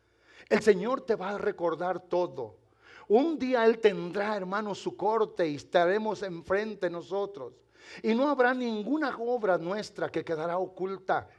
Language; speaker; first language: Spanish; native; Spanish